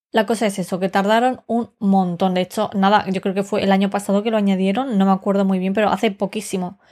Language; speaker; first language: Spanish; early bilingual, other home language; Romanian